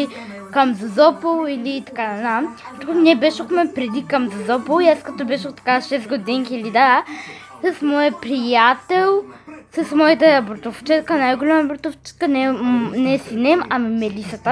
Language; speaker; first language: Bulgarian; early bilingual, heritage; Bulgarian